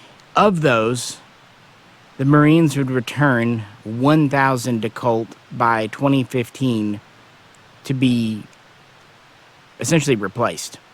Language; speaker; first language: English; native; English